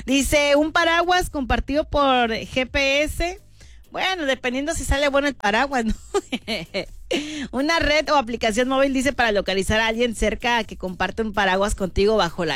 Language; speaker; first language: Spanish; native; Spanish